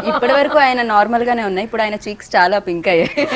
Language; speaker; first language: Telugu; native; Telugu